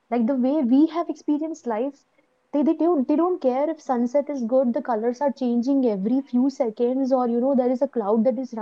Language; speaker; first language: English; non-native, local second language; Gujarati